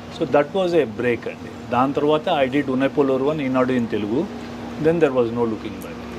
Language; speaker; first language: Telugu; native; Telugu